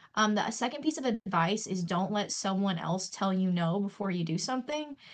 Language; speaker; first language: English; native; English